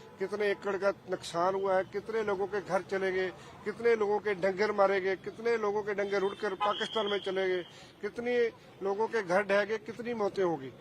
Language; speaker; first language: Urdu; non-native, local second language; Punjabi